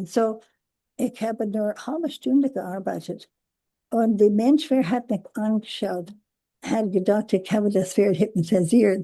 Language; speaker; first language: German; non-native, learner; English